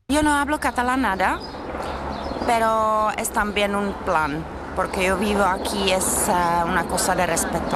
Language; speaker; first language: Spanish; non-native, fluent; Czech